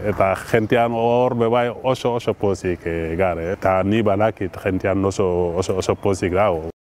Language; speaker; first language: Basque; non-native, learner; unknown